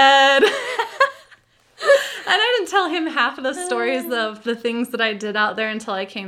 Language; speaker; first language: English; native; English